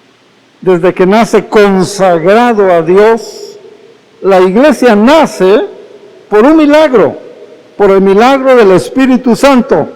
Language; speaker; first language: Spanish; native; Spanish